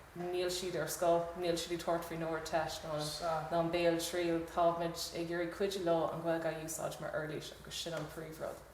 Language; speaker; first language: Irish; non-native, local second language; English